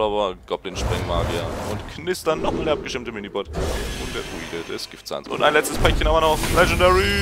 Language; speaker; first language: German; native; German